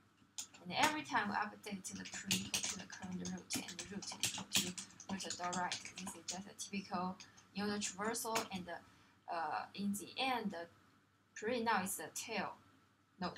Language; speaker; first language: English; non-native, fluent; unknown